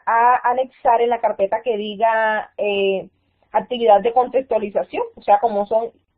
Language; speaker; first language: Spanish; native; Spanish